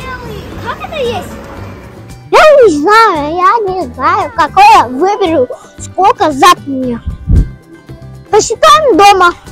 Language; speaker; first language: Russian; non-native, local second language; Kazakh